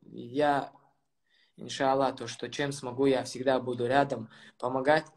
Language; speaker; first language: Russian; non-native, local second language; Chechen